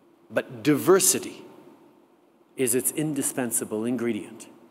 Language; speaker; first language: English; early bilingual, other home language; French